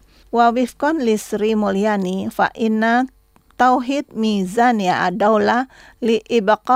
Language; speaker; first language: Arabic; non-native, fluent; Indonesian